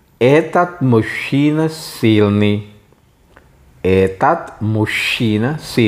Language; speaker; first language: Russian; non-native, fluent; Filipino